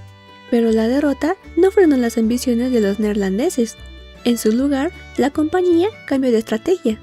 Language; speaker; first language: Spanish; native; Spanish